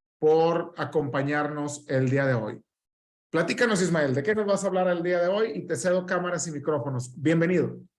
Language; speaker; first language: Spanish; native; Spanish